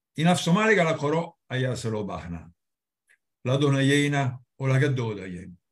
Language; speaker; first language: Somali; non-native, fluent; Italian